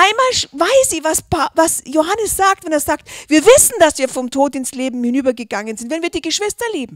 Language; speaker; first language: German; native; German